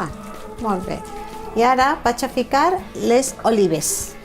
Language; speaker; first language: Catalan; non-native, fluent; Spanish